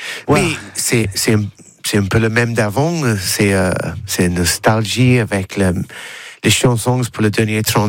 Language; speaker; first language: French; non-native, learner; English